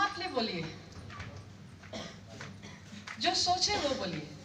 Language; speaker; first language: Hindi; non-native, local second language; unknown